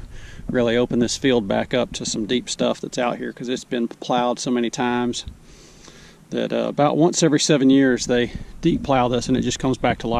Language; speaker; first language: English; native; English